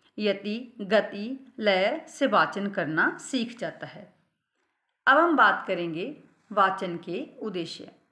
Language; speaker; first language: Hindi; non-native, local second language; Punjabi